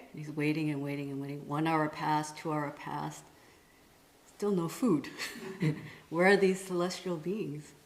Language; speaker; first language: English; non-native, fluent; Korean